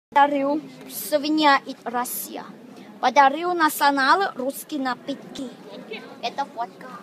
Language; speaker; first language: Russian; non-native, learner; Chinese